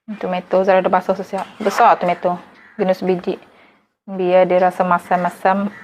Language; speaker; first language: Malay; native; Malay